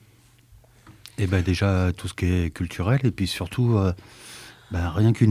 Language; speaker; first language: French; native; French